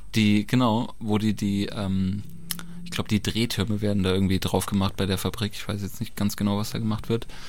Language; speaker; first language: German; native; German